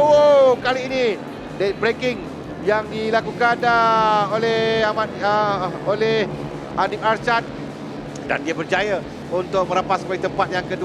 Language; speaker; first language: Malay; native; Malay